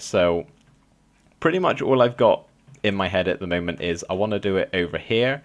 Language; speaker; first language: English; native; English